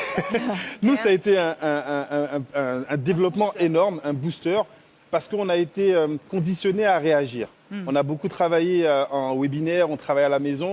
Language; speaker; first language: French; native; French